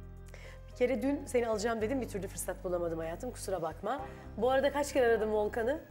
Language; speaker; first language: Turkish; native; Turkish